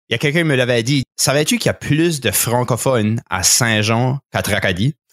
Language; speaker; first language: French; native; French